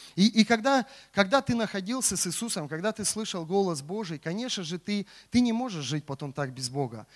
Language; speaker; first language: Russian; native; Russian